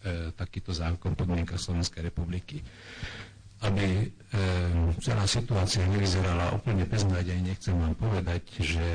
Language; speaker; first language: Slovak; non-native, local second language; Hungarian